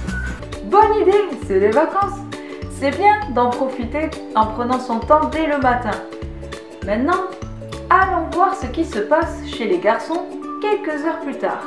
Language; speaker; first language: French; native; French